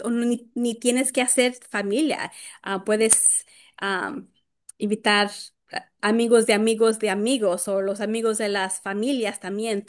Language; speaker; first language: Spanish; early bilingual, heritage; Spanish